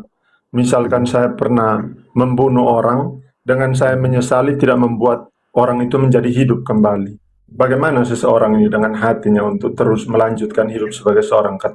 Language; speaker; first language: Indonesian; native; Indonesian